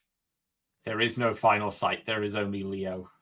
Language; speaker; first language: English; native; English